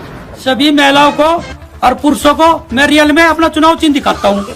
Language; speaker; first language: Hindi; native; Hindi